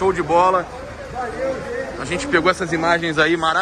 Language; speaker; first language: Portuguese; native; Portuguese